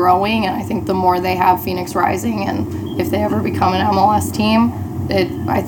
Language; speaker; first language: English; native; English